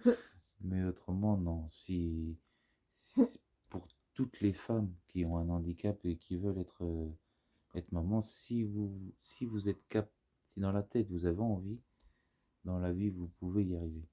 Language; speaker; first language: French; native; French